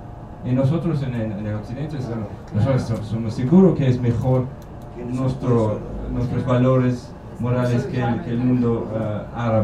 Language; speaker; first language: Spanish; non-native, learner; German